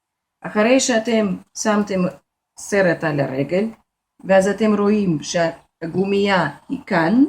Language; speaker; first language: Hebrew; non-native, fluent; Russian